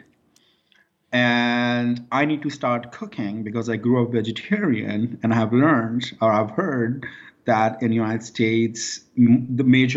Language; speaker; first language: English; non-native, local second language; Hindi